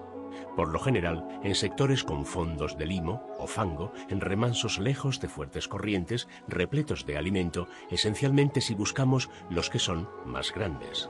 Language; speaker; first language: Spanish; native; Spanish